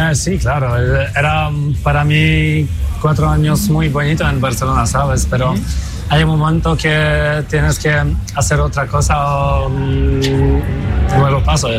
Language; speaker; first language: Spanish; non-native, fluent; Polish